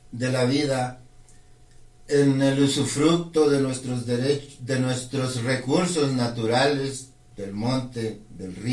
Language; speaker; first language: Spanish; non-native, local second language; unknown